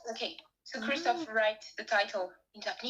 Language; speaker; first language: English; non-native, learner; French